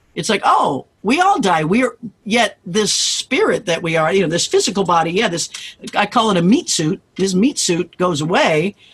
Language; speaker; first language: English; native; English